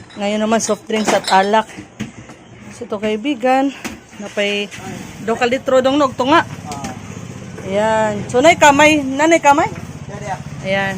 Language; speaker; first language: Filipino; non-native, local second language; Cebuano